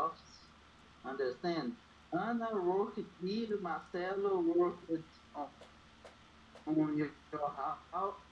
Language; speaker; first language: English; non-native, learner; Portuguese